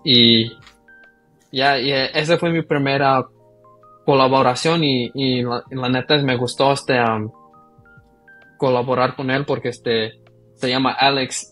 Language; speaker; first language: Spanish; early bilingual, heritage; Spanish